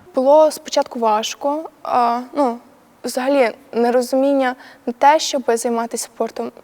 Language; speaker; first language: Ukrainian; native; Ukrainian